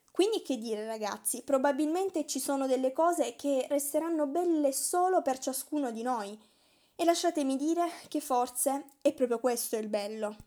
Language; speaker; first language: Italian; native; Italian